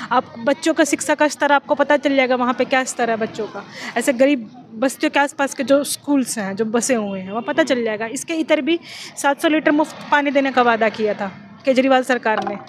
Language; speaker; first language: Hindi; native; Hindi